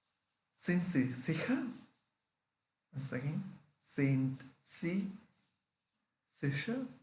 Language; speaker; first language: German; non-native, learner; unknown